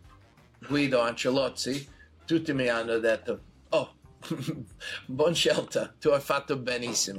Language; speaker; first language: Italian; non-native, learner; English